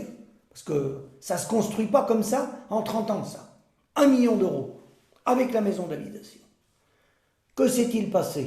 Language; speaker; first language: French; native; French